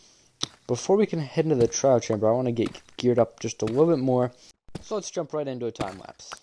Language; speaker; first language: English; native; English